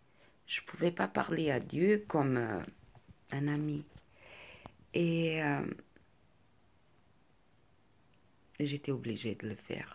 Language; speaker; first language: French; non-native, fluent; Portuguese